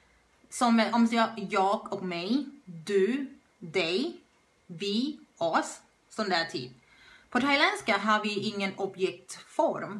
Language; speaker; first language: Swedish; non-native, fluent; Thai